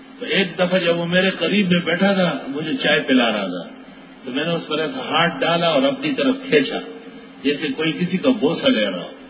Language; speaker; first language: Urdu; non-native, local second language; Pashto